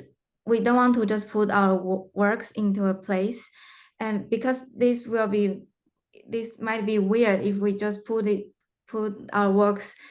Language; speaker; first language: English; non-native, fluent; Chinese